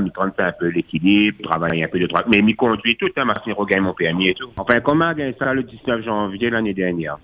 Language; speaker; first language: French; non-native, local second language; Réunion Creole French